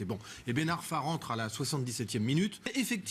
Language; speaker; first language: French; native; French